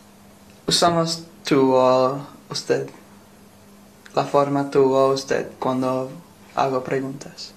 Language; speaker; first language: Spanish; non-native, learner; English